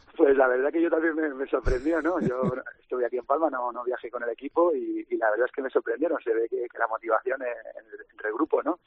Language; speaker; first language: Spanish; native; Spanish